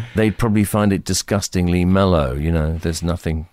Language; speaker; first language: English; native; English